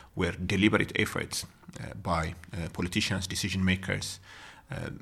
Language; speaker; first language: English; non-native, fluent; Amharic